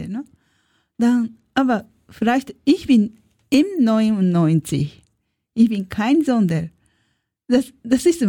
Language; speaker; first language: German; non-native, learner; Japanese